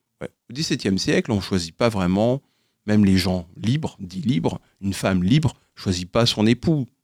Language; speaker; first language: French; native; French